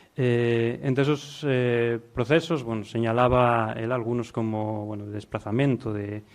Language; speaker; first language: Spanish; non-native, local second language; Galician